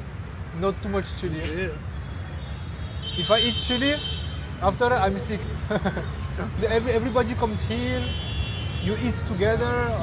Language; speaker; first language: English; non-native, learner; French